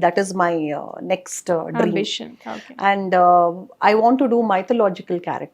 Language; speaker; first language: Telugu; non-native, local second language; Kannada